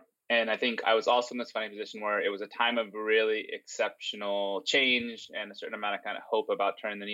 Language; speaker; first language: English; native; English